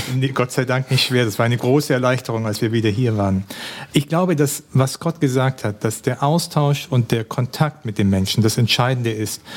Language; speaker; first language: German; native; German